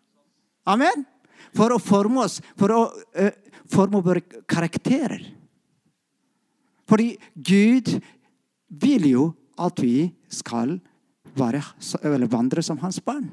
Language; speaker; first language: Norwegian; non-native, fluent; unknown